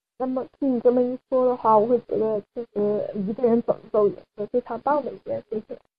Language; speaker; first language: Chinese; native; Chinese